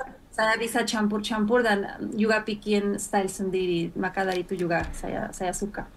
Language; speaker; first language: Indonesian; non-native, fluent; Spanish